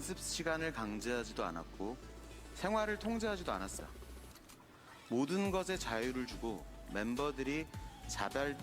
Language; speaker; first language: Korean; native; Korean